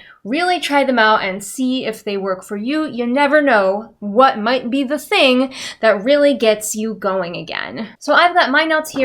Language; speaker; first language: English; native; English